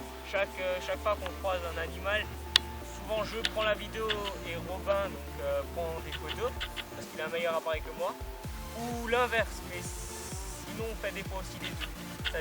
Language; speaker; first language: French; native; French